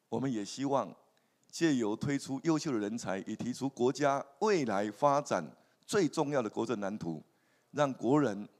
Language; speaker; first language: Chinese; native; Chinese